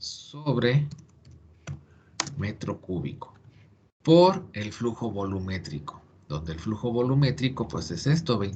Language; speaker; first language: Spanish; native; Spanish